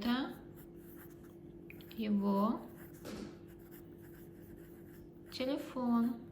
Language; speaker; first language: Russian; non-native, fluent; Azerbaijani